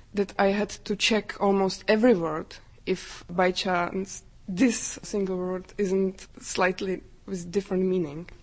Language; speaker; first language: English; non-native, fluent; Czech